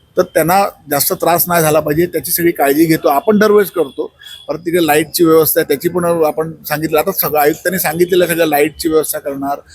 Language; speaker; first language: Marathi; native; Marathi